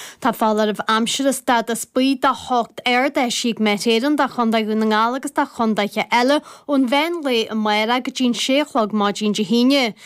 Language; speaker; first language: Irish; native; Irish